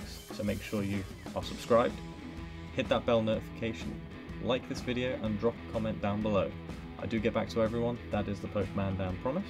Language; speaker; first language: English; native; English